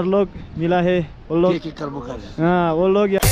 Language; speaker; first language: Hindi; non-native, local second language; Bodo